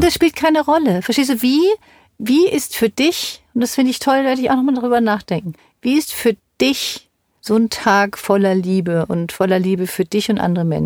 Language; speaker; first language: German; native; German